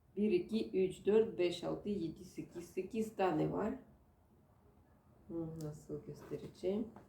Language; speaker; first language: Turkish; non-native, learner; Russian